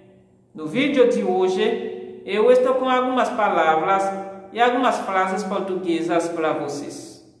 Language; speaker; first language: Portuguese; non-native, fluent; Haitian Creole